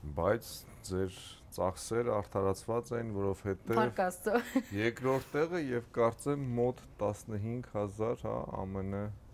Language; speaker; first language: Armenian; native; Armenian